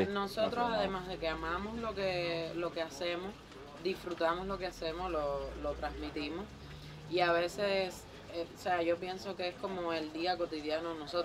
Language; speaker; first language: Spanish; native; Spanish